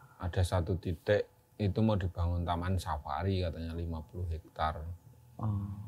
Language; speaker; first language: Indonesian; non-native, local second language; Javanese